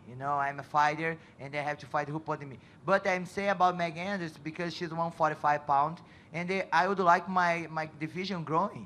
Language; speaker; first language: English; non-native, learner; Portuguese